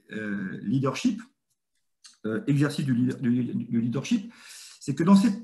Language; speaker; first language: French; native; French